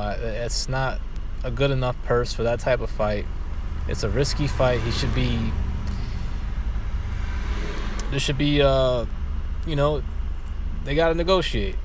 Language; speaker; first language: English; native; English